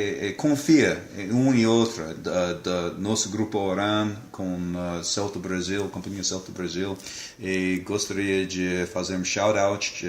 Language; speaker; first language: Portuguese; non-native, fluent; English